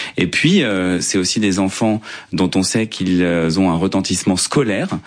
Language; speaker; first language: French; native; French